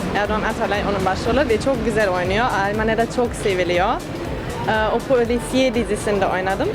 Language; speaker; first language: Turkish; non-native, fluent; German